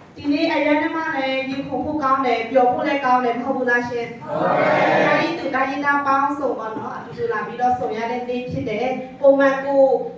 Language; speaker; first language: Burmese; non-native, local second language; Shan